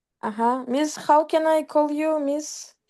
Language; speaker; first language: English; non-native, fluent; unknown